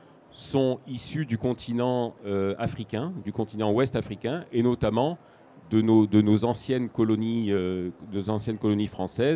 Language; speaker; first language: French; native; French